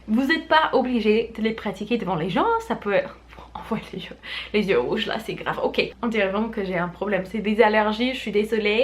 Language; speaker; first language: French; non-native, fluent; English